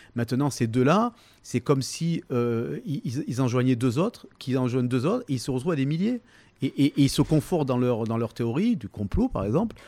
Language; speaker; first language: French; native; French